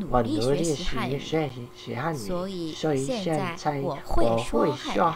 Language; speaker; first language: Chinese; non-native, learner; Korean